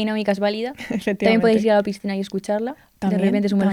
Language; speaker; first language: Spanish; native; Spanish